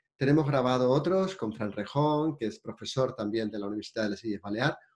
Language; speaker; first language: Spanish; native; Spanish